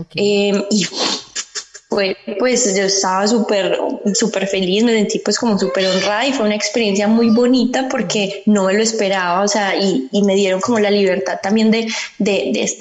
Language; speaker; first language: Spanish; early bilingual, heritage; Spanish